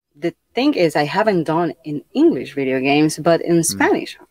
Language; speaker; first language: English; non-native, fluent; Spanish